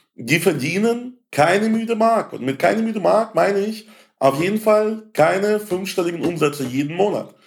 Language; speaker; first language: German; native; German